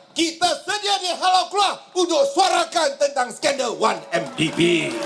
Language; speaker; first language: Malay; non-native, local second language; Min Nan Chinese